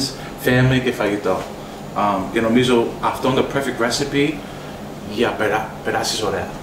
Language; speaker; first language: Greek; early bilingual, heritage; English